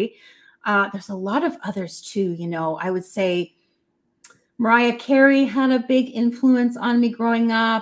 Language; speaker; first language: English; native; English